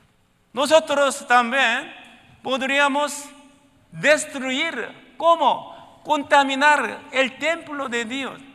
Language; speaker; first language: Spanish; non-native, learner; Korean